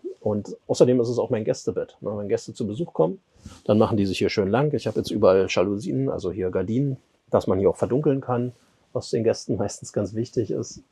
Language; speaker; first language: German; native; German